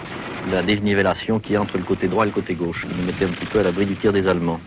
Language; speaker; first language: French; native; French